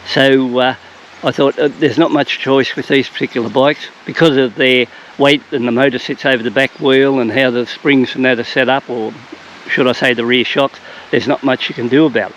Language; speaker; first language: English; native; English